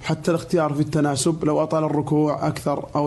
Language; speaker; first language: Arabic; native; Arabic